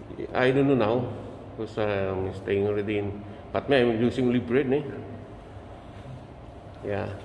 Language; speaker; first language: English; non-native, learner; Filipino